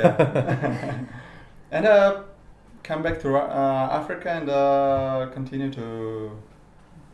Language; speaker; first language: English; non-native, learner; Russian